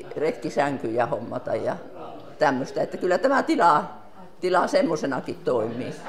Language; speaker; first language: Finnish; native; Finnish